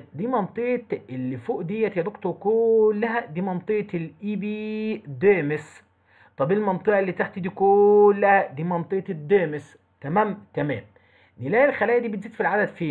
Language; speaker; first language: Arabic; native; Arabic